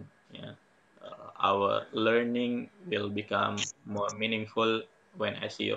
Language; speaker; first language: English; non-native, fluent; Indonesian